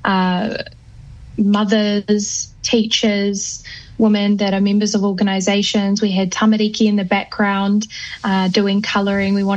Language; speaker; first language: English; native; English